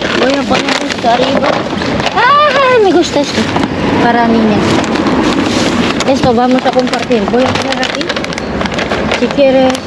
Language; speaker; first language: Spanish; non-native, learner; Filipino